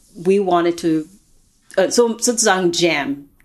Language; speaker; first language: German; non-native, fluent; English